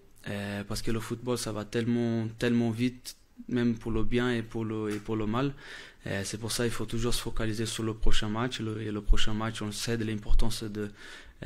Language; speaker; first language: French; non-native, fluent; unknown